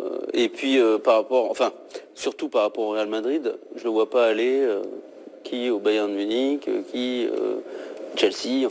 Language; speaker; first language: French; native; French